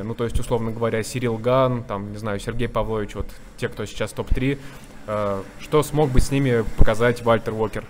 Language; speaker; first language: Russian; native; Russian